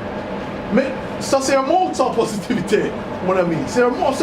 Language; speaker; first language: French; non-native, learner; English